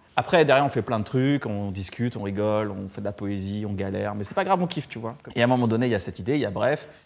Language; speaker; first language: French; native; French